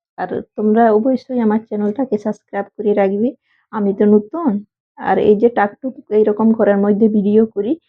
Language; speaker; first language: Bangla; non-native, local second language; Santali